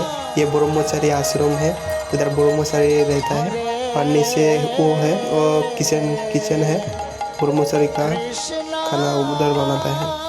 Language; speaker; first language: Hindi; non-native, local second language; Bangla